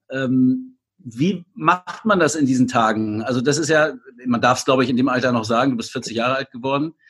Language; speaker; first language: German; native; German